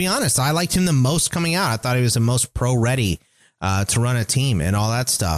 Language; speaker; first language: English; native; English